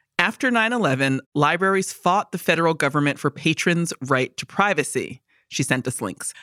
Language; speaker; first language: English; native; English